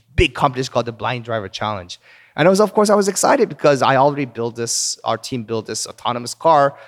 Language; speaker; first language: English; early bilingual, other home language; Korean